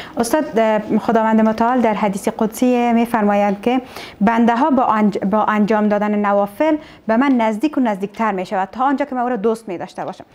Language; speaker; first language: Persian; native; Persian